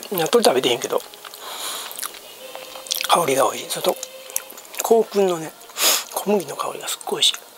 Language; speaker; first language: Japanese; native; Japanese